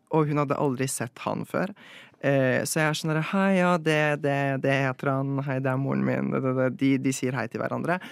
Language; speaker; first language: Norwegian; early bilingual, other home language; Polish